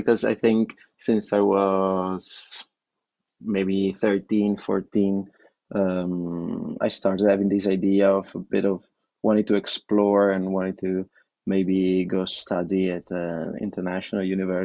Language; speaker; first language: English; non-native, fluent; Italian